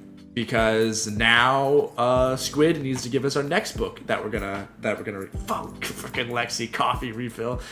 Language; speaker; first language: English; native; English